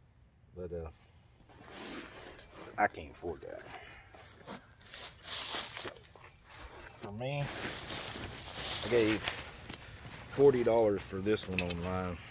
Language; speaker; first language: English; native; English